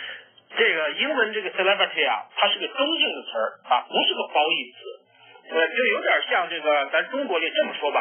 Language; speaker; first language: Chinese; native; Chinese